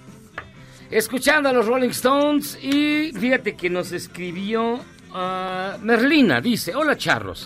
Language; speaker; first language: Spanish; native; Spanish